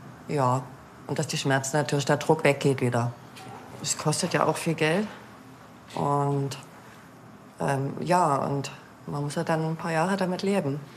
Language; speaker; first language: German; native; German